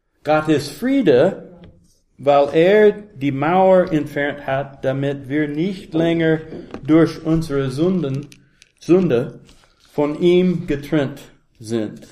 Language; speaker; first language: German; non-native, learner; English